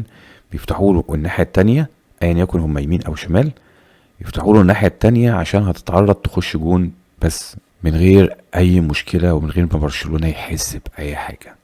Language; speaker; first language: Arabic; native; Arabic